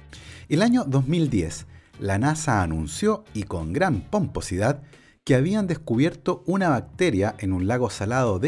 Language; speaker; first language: Spanish; native; Spanish